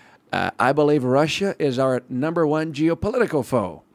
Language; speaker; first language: English; non-native, fluent; Portuguese